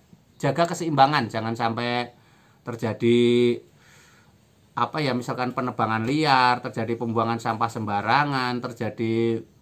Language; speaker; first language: Indonesian; native; Indonesian